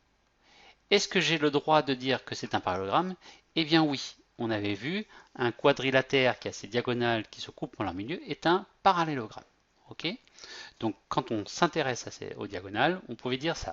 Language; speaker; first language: French; native; French